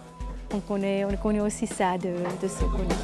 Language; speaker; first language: French; non-native, fluent; German